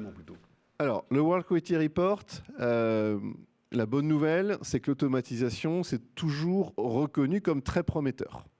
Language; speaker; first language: French; native; French